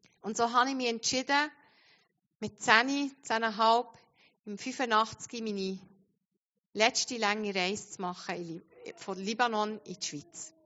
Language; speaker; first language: German; non-native, fluent; Arabic